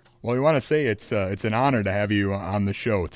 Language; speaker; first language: English; native; English